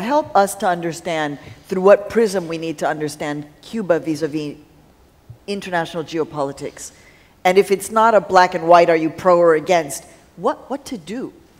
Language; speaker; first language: English; early bilingual, other home language; Spanish